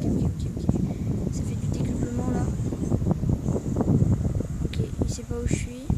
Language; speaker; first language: French; native; French